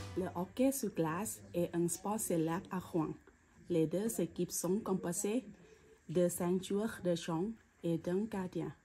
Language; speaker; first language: French; non-native, learner; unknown